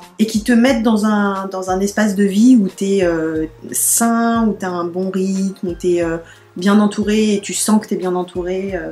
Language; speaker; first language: French; native; French